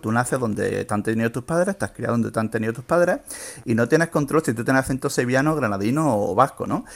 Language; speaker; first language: Spanish; native; Spanish